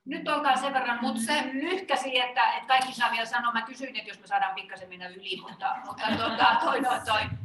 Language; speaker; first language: Finnish; native; Finnish